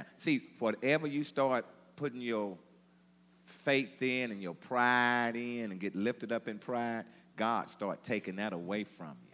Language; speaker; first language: English; native; English